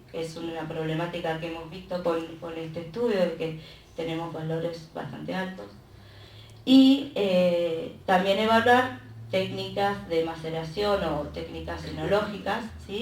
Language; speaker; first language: Spanish; native; Spanish